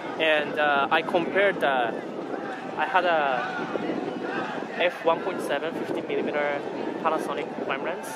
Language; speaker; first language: English; non-native, fluent; Japanese